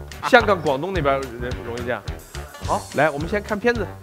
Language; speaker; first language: Chinese; native; Chinese